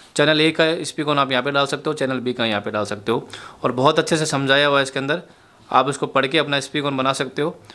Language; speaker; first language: Hindi; native; Hindi